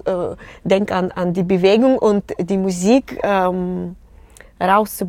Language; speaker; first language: German; non-native, learner; Russian